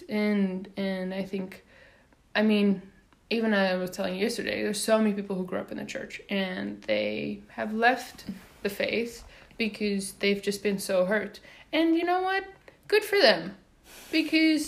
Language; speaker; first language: English; non-native, local second language; Afrikaans